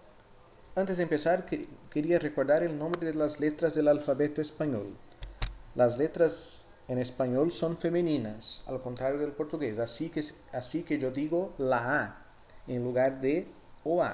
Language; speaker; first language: Spanish; non-native, fluent; Portuguese